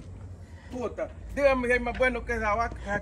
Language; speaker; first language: Spanish; native; Spanish